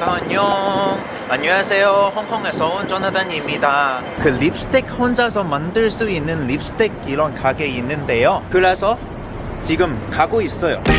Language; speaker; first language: Korean; non-native, fluent; Cantonese